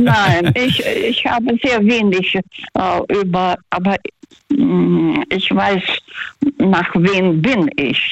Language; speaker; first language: German; non-native, fluent; Russian